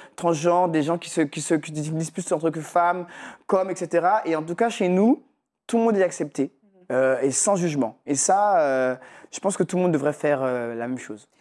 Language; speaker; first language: French; native; French